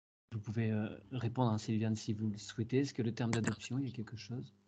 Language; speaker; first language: French; native; French